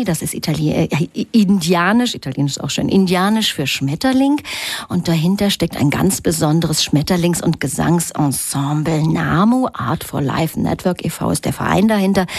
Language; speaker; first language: German; native; German